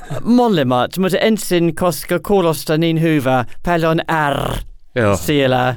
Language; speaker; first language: Finnish; non-native, learner; English